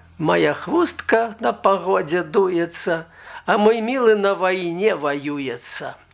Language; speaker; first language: Belarusian; native; Belarusian